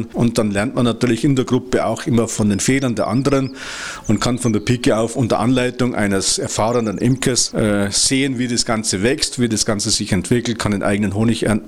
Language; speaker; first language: German; native; German